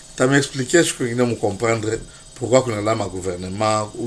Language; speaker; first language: French; non-native, local second language; Swahili